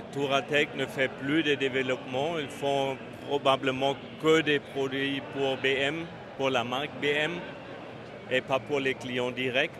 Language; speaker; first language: French; non-native, fluent; German